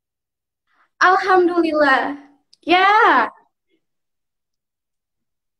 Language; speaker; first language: English; non-native, learner; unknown